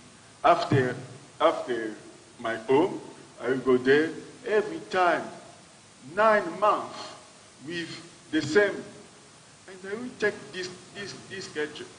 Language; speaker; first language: English; non-native, learner; French